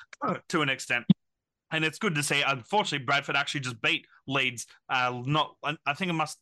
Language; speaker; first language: English; native; English